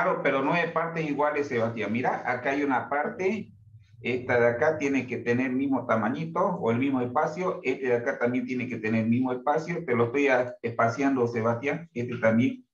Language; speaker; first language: Spanish; native; Spanish